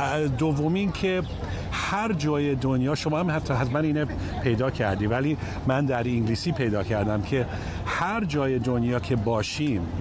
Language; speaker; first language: Persian; early bilingual, heritage; English